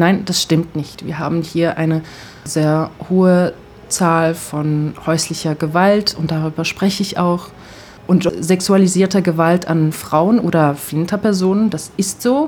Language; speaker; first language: German; early bilingual, other home language; Turkish